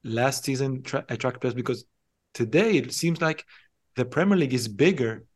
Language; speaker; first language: English; non-native, fluent; Hebrew